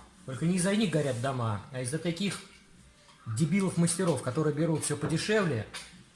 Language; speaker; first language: Russian; native; Russian